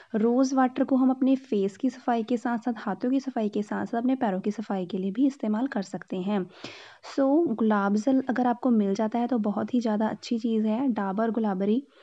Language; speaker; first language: Hindi; non-native, local second language; Punjabi